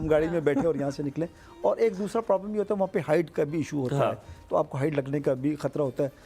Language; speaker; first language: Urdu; non-native, local second language; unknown